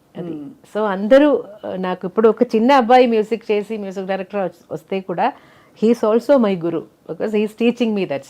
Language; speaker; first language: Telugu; non-native, fluent; Malayalam